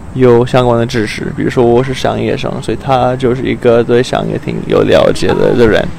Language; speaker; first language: Chinese; non-native, fluent; English